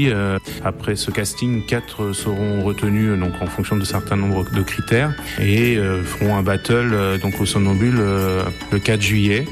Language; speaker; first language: French; native; French